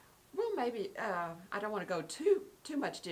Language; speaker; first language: English; native; English